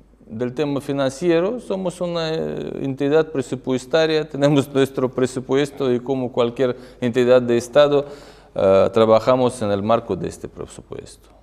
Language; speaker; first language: Spanish; non-native, fluent; Russian